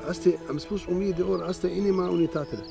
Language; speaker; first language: Romanian; non-native, learner; Arabic